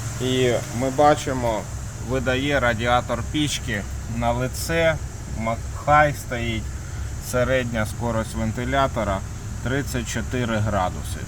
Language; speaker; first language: Ukrainian; native; Ukrainian